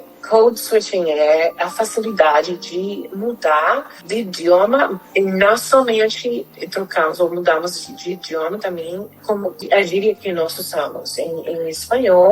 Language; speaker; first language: Portuguese; non-native, fluent; Spanish